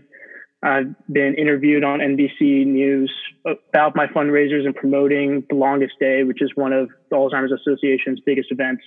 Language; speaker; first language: English; native; English